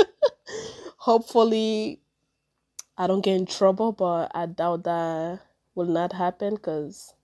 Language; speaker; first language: English; early bilingual, other home language; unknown